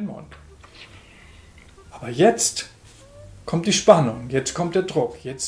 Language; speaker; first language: German; native; German